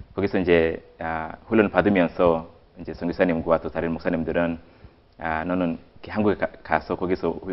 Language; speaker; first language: Korean; non-native, fluent; Swahili